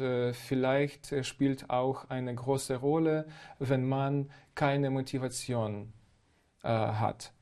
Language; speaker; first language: German; non-native, fluent; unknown